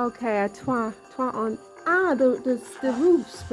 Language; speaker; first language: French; non-native, learner; English